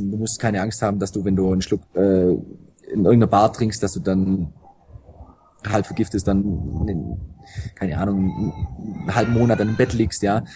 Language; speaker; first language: German; native; German